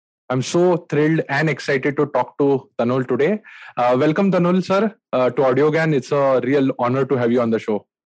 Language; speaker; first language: English; non-native, local second language; Marathi